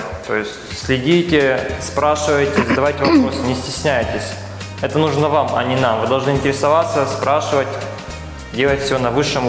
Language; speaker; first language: Russian; native; Russian